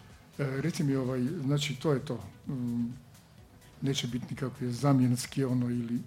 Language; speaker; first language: Croatian; native; Croatian